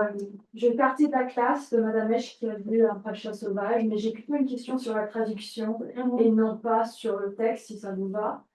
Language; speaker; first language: French; non-native, fluent; English